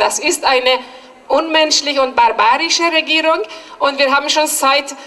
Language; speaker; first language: German; non-native, fluent; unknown